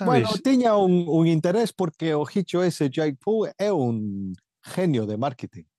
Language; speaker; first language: Galician; early bilingual, heritage; Galician